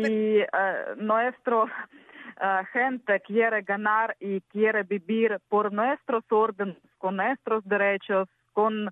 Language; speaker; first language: Spanish; non-native, learner; Ukrainian